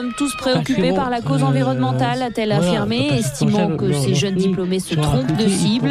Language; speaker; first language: French; native; French